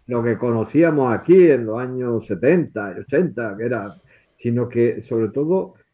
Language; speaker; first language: Spanish; native; Spanish